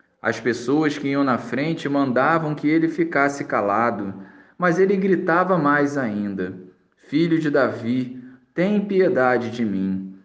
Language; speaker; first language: Portuguese; native; Portuguese